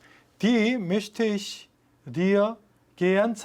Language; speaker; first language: German; non-native, fluent; Korean